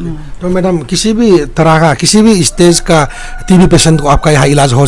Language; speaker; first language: Hindi; non-native, local second language; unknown